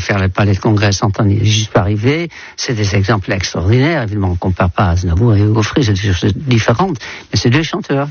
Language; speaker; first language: French; non-native, fluent; Dutch